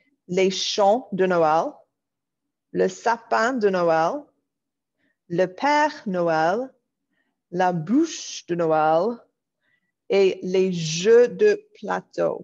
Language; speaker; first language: French; non-native, fluent; English